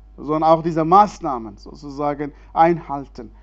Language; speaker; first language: German; non-native, fluent; Arabic